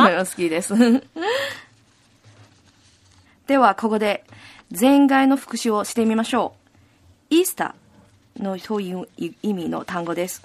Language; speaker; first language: Japanese; non-native, fluent; Cantonese